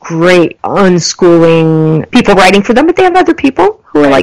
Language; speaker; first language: English; native; English